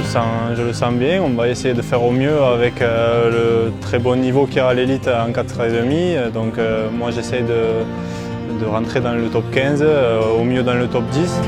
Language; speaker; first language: French; native; French